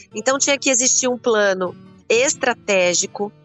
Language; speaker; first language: Portuguese; native; Portuguese